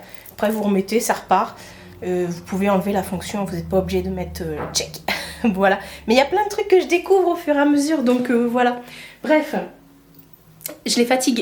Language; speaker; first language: French; native; French